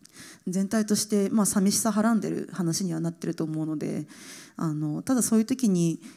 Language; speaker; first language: Japanese; native; Japanese